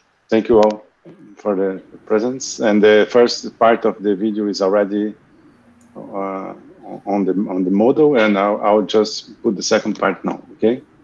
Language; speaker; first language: English; non-native, fluent; Portuguese